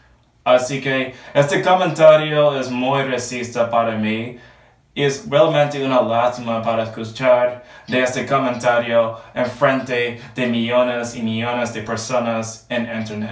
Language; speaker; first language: Spanish; non-native, learner; English